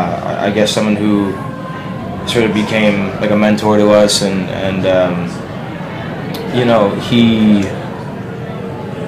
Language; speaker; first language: English; native; English